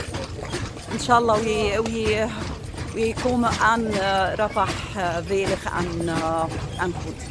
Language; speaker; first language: Dutch; non-native, learner; Arabic